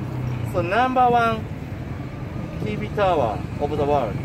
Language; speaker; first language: English; non-native, learner; Japanese